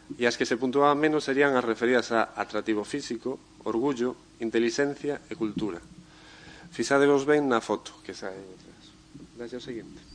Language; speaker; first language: Galician; non-native, local second language; Spanish